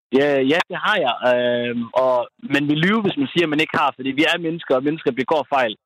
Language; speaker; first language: Danish; early bilingual, other home language; Somali